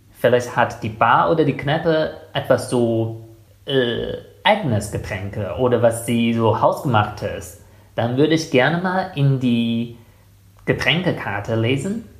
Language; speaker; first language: German; non-native, fluent; Chinese